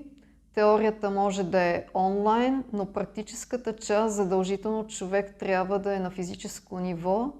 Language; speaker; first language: Bulgarian; non-native, fluent; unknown